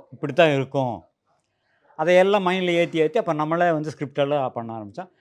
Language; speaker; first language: Tamil; native; Tamil